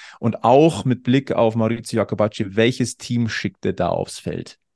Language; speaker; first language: German; native; German